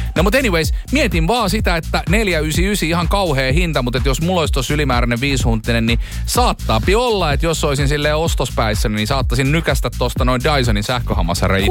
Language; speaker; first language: Finnish; native; Finnish